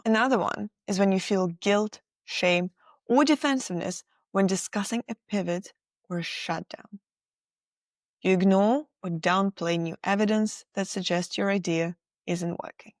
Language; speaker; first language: English; non-native, fluent; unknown